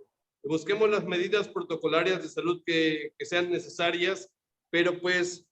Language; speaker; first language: Spanish; native; Spanish